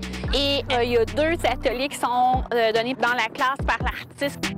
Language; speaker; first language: French; native; French